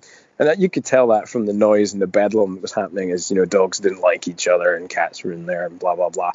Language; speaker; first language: English; native; English